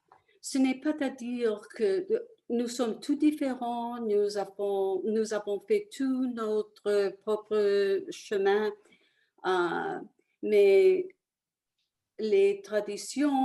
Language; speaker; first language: French; early bilingual, other home language; Italian